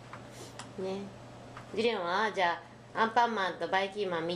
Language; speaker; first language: Japanese; native; Japanese